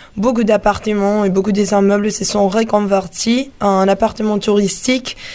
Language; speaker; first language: French; non-native, fluent; Spanish